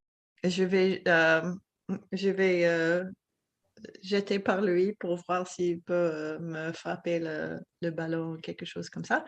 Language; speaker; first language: French; non-native, learner; English